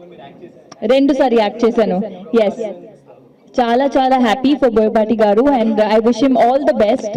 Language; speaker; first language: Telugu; non-native, local second language; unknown